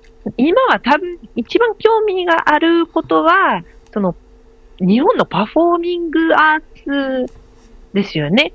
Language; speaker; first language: Japanese; non-native, learner; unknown